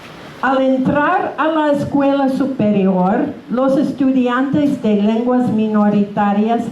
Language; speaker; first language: Spanish; non-native, fluent; English